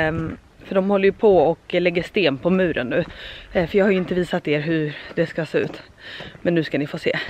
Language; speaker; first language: Swedish; native; Swedish